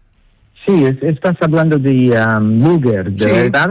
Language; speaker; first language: Spanish; non-native, learner; Italian